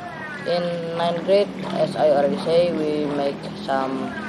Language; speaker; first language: English; non-native, learner; Indonesian